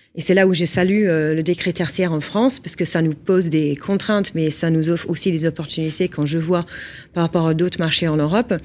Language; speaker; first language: French; non-native, fluent; English